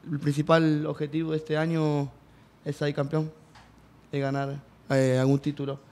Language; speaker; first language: Portuguese; non-native, learner; Spanish